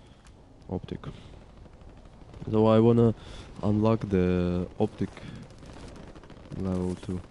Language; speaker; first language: English; non-native, learner; Ukrainian